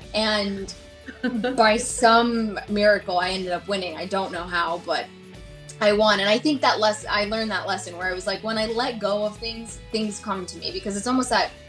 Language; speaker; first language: English; early bilingual, other home language; Gujarati